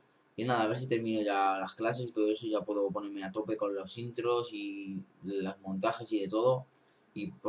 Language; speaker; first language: Spanish; native; Spanish